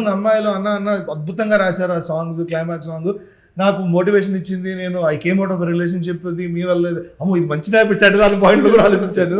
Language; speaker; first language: Telugu; native; Telugu